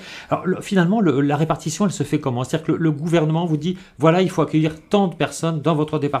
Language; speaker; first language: French; native; French